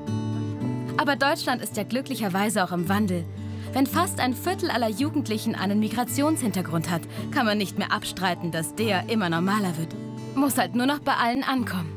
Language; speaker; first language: German; native; German